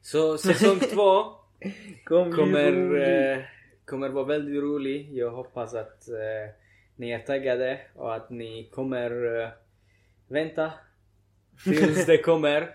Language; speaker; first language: Swedish; early bilingual, other home language; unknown